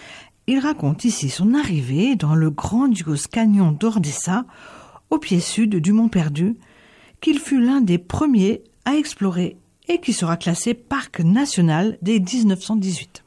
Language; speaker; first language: French; native; French